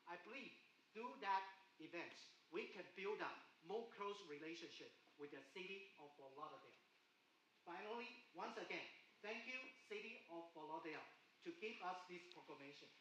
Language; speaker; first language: English; non-native, fluent; Chinese